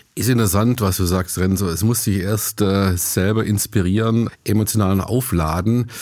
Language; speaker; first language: German; native; German